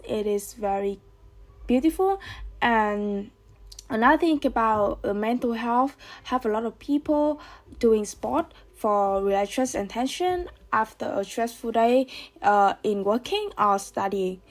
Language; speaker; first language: English; non-native, learner; Vietnamese